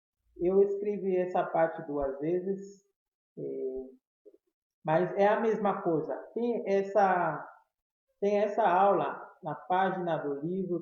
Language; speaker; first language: Portuguese; non-native, fluent; Haitian Creole